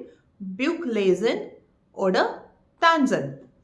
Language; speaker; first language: German; non-native, fluent; Marathi